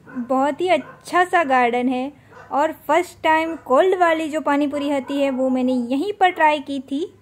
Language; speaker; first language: Hindi; non-native, local second language; Gujarati